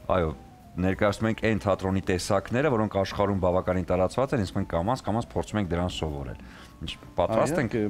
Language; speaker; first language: Armenian; native; Armenian